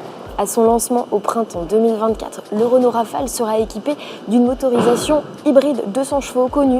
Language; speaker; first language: French; native; French